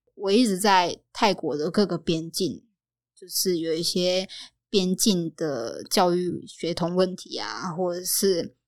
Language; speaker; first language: Chinese; native; Chinese